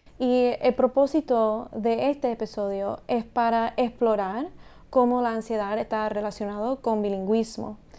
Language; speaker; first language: Spanish; early bilingual, heritage; Spanish